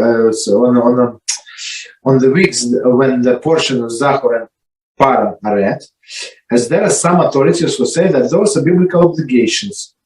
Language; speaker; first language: English; non-native, fluent; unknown